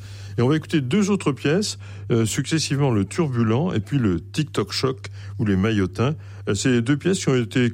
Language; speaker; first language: French; native; French